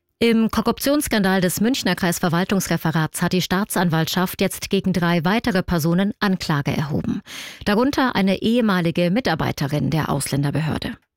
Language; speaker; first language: German; native; German